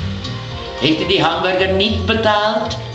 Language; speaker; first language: Dutch; non-native, local second language; Papiamento